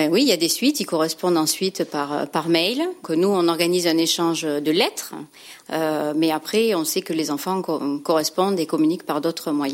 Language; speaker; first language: French; native; French